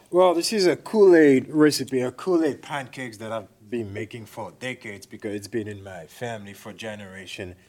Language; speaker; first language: English; non-native, fluent; Arabic